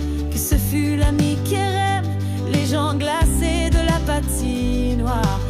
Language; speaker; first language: French; native; French